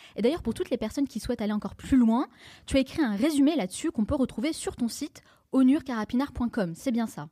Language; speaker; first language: French; native; French